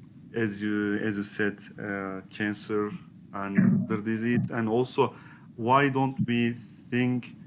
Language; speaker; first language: English; non-native, learner; Turkish